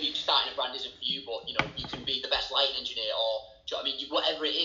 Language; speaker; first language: English; native; English